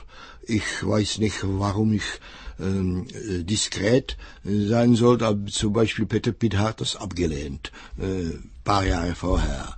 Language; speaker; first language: German; non-native, fluent; Czech